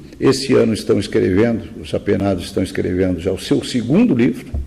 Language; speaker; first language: Portuguese; native; Portuguese